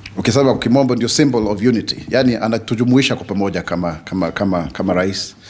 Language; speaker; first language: Swahili; non-native, local second language; Kikuyu